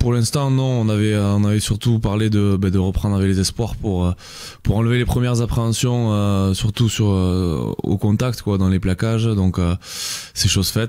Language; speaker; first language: French; native; French